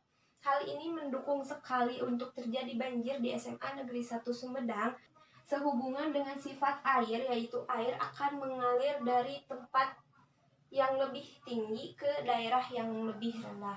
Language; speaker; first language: Indonesian; native; Indonesian